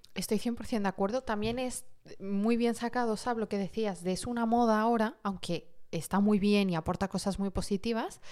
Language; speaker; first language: Spanish; early bilingual, heritage; Arabic